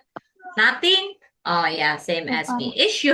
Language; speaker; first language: English; non-native, learner; Indonesian